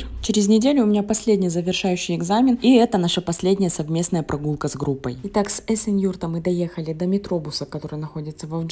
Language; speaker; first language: Russian; native; Russian